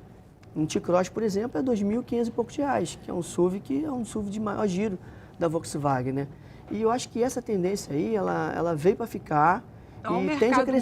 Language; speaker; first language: Portuguese; native; Portuguese